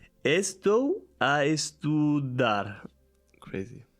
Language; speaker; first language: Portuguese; non-native, learner; German